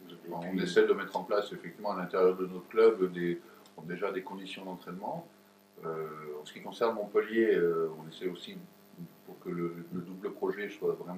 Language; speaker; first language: French; native; French